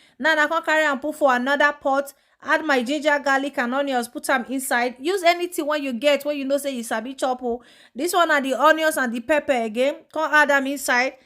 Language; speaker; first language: Nigerian Pidgin; non-native, local second language; Esan